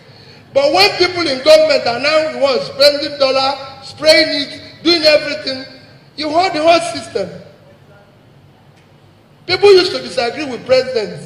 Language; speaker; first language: English; non-native, local second language; Igbo